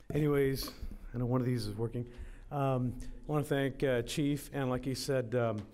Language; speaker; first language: English; native; English